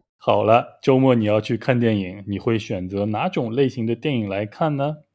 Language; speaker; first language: Chinese; native; Chinese